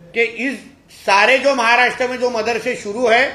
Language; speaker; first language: Hindi; non-native, local second language; Marathi